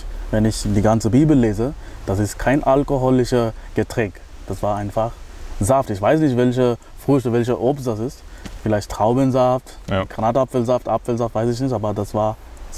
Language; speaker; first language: German; non-native, fluent; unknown